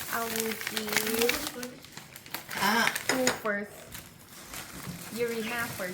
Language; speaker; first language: English; non-native, learner; Thai